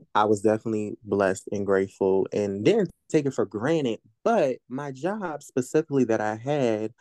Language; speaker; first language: English; native; English